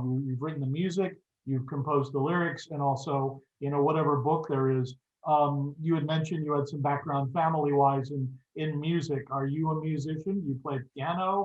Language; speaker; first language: English; native; English